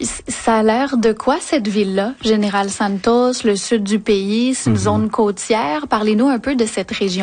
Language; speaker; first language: French; native; French